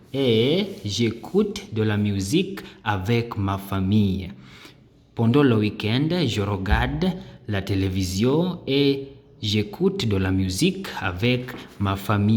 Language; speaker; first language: French; non-native, learner; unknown